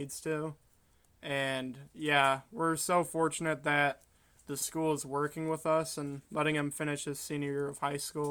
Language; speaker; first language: English; native; English